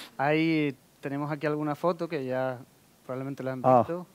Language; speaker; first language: Spanish; native; Spanish